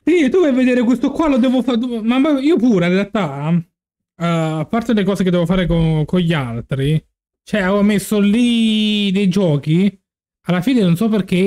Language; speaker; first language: Italian; native; Italian